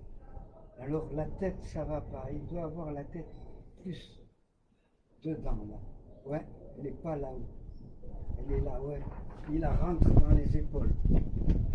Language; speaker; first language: French; native; French